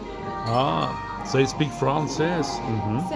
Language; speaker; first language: English; non-native, learner; German